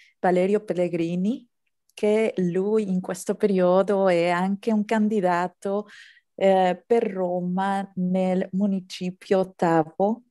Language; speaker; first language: Italian; non-native, fluent; Spanish